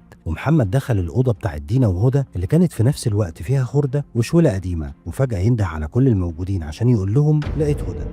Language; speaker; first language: Arabic; native; Arabic